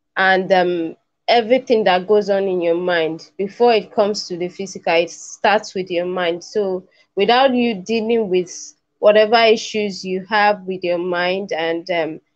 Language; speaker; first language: English; non-native, local second language; Igbo